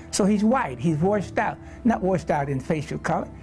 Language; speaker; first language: English; native; English